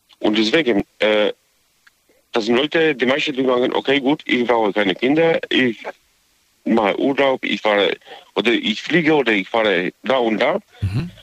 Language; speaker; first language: German; non-native, learner; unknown